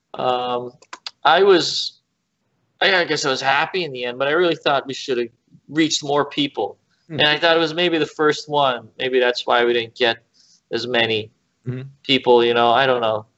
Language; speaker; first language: English; native; English